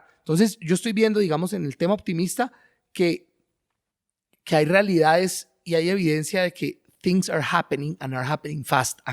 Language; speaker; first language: Spanish; native; Spanish